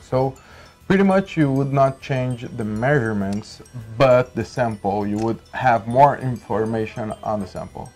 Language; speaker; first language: English; non-native, fluent; Portuguese